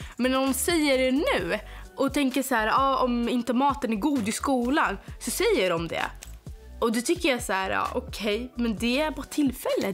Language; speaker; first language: Swedish; non-native, fluent; Arabic